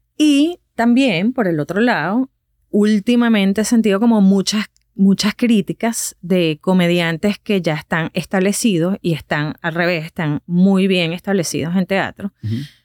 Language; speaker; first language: Spanish; native; Spanish